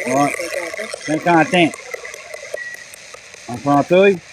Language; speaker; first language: French; native; French